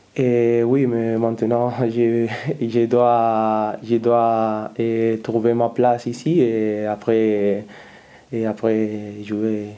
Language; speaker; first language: French; non-native, learner; Spanish